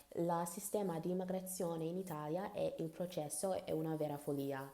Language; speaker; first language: Italian; non-native, learner; English